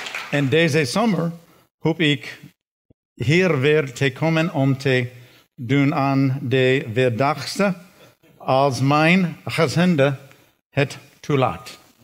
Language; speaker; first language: Dutch; non-native, learner; English